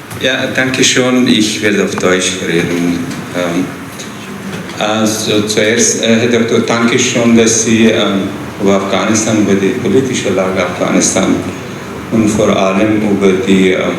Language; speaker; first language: German; non-native, fluent; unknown